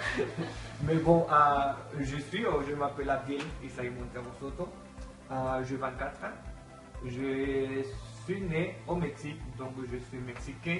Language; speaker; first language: French; non-native, learner; Spanish